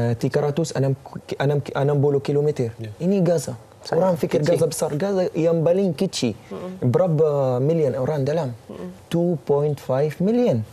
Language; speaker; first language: Indonesian; non-native, fluent; Arabic